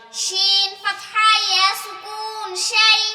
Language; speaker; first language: Arabic; non-native, learner; Bangla